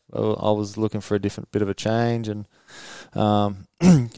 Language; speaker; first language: English; early bilingual, other home language; Swedish